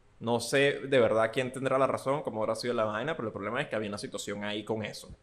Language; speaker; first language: Spanish; native; Spanish